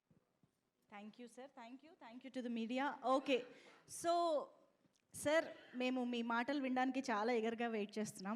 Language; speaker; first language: Telugu; native; Telugu